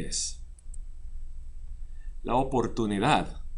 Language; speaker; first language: Spanish; non-native, fluent; English